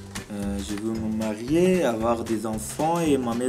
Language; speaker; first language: French; non-native, learner; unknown